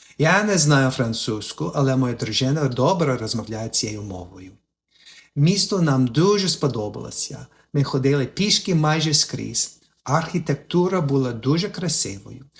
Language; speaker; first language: Ukrainian; non-native, learner; English